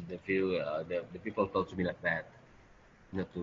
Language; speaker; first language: English; non-native, learner; Indonesian